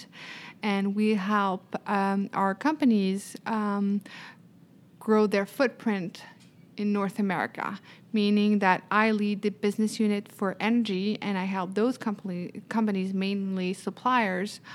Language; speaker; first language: English; non-native, fluent; French